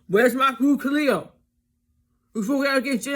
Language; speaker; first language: English; native; English